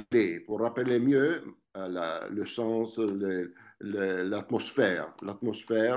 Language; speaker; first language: French; non-native, fluent; Italian